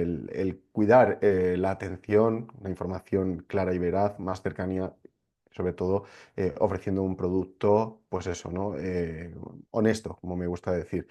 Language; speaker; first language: Spanish; native; Spanish